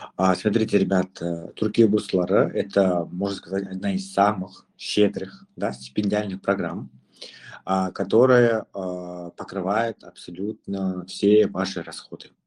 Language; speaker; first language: Russian; non-native, local second language; Kazakh